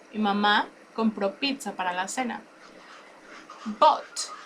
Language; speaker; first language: Spanish; native; Spanish